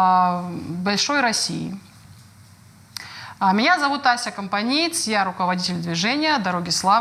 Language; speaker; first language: Russian; native; Russian